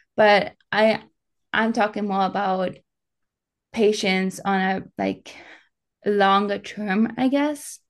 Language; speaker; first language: English; non-native, fluent; German